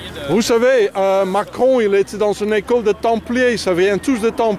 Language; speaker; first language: French; non-native, fluent; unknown